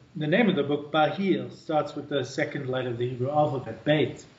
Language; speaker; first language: English; native; English